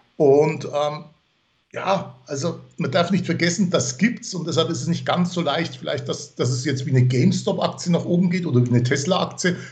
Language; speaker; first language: German; non-native, fluent; English